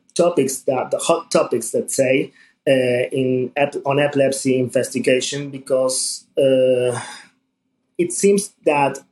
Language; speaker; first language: English; non-native, fluent; Spanish